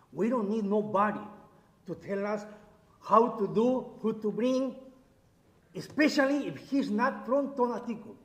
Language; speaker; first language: English; non-native, learner; Spanish